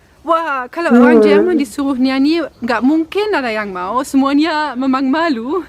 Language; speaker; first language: Indonesian; non-native, fluent; German